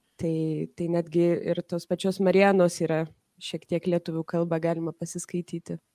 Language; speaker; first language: Lithuanian; early bilingual, heritage; Lithuanian